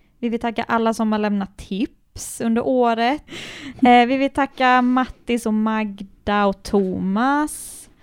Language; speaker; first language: Swedish; native; Swedish